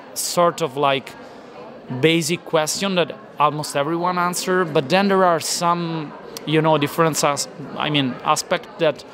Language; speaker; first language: English; non-native, fluent; Italian